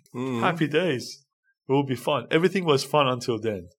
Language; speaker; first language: English; non-native, fluent; Persian